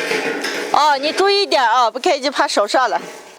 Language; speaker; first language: Chinese; native; Chinese